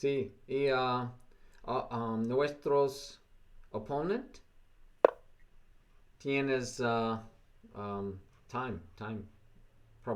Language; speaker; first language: Spanish; non-native, learner; English